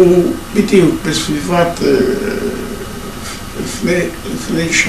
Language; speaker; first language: Hebrew; non-native, fluent; Yiddish